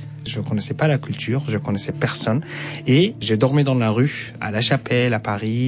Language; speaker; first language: French; non-native, fluent; Arabic